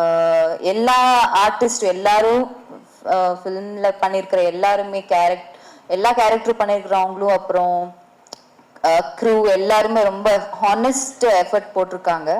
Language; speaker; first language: Tamil; early bilingual, heritage; Tamil